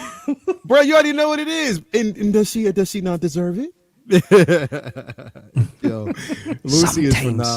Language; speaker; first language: English; native; English